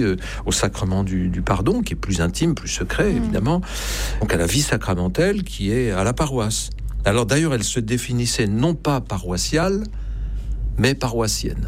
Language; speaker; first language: French; native; French